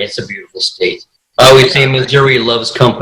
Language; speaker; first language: English; native; English